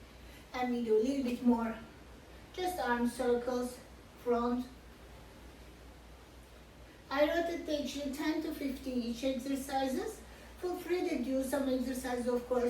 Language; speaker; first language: English; non-native, fluent; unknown